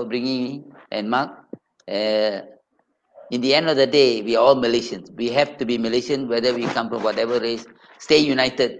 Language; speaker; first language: English; non-native, local second language; Tamil